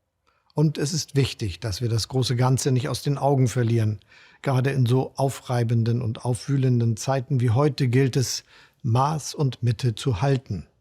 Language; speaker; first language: German; native; German